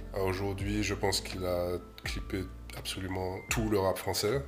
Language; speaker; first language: French; native; French